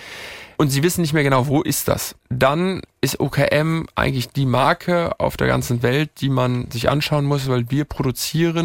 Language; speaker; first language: German; native; German